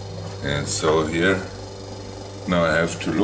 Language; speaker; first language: Italian; non-native, learner; English